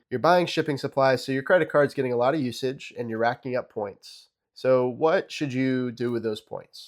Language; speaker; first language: English; native; English